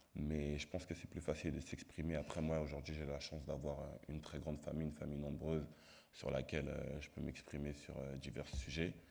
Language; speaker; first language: French; native; French